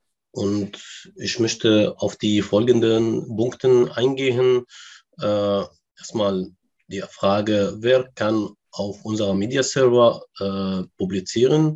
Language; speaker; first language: German; non-native, learner; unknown